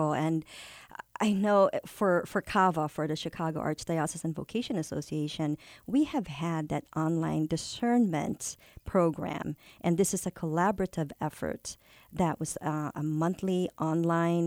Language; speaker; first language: English; non-native, local second language; Filipino